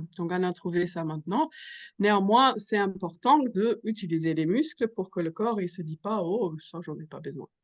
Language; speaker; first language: French; non-native, fluent; German